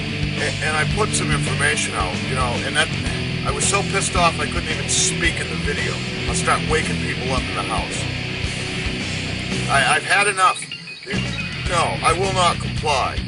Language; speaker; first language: English; native; English